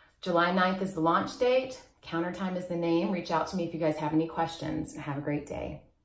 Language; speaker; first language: English; native; English